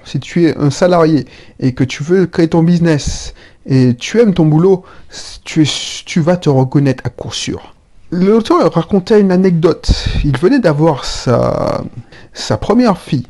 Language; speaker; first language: French; native; French